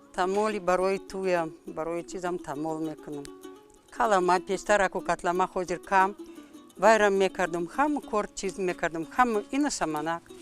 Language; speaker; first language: Tajik; non-native, fluent; Russian